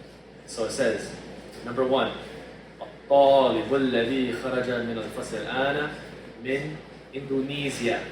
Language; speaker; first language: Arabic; non-native, fluent; English